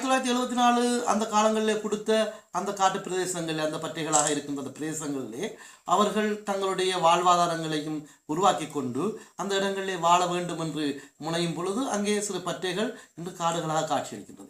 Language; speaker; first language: Tamil; native; Tamil